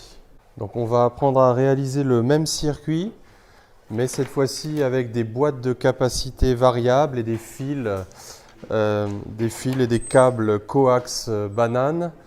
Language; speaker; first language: French; native; French